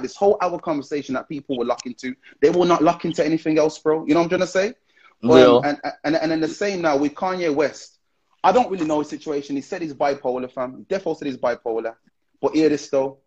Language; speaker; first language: English; native; English